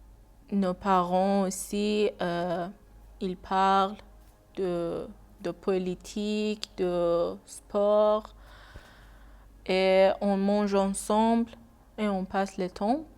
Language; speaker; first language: French; non-native, learner; Persian